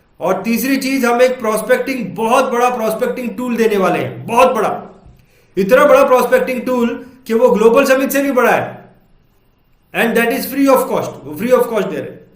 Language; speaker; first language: Hindi; native; Hindi